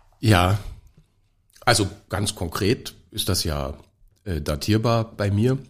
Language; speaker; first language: German; native; German